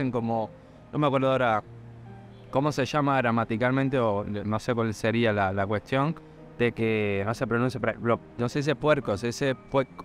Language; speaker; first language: Spanish; native; Spanish